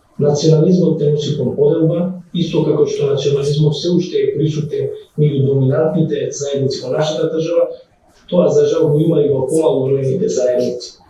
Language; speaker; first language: Macedonian; native; Macedonian